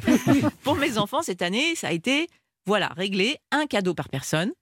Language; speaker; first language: French; native; French